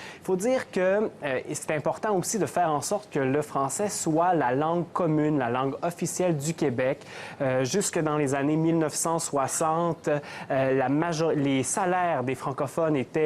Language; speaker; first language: French; native; French